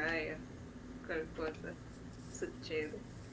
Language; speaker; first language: Italian; non-native, learner; Japanese